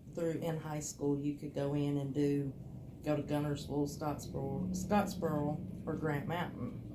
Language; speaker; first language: English; native; English